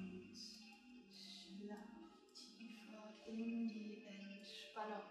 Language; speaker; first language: German; native; German